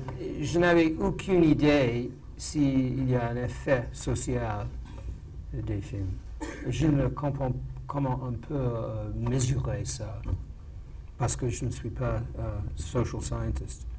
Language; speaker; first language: French; non-native, fluent; English